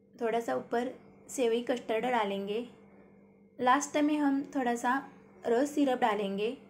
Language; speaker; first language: Hindi; non-native, local second language; Marathi